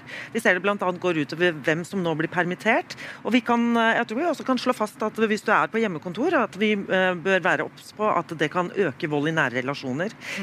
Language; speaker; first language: Norwegian; native; Norwegian